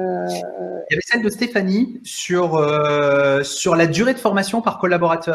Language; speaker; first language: French; native; French